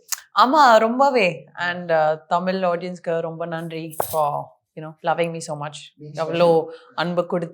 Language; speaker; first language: Tamil; non-native, learner; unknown